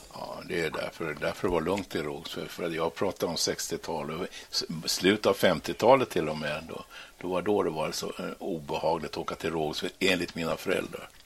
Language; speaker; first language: Swedish; native; Swedish